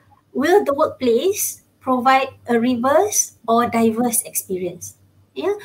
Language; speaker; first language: English; non-native, local second language; Malay